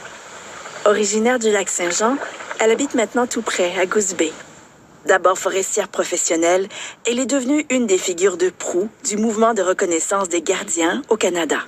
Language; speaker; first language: French; native; French